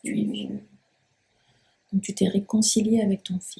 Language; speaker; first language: French; native; French